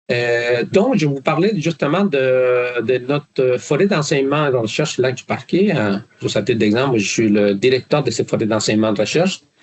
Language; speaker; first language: French; non-native, fluent; Spanish